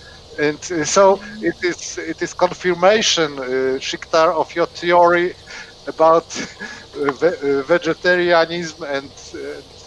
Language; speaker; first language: English; non-native, fluent; Polish